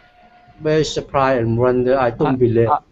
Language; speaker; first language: English; non-native, learner; Cantonese